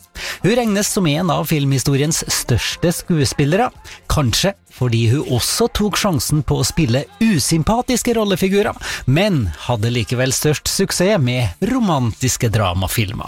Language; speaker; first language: Norwegian; native; Norwegian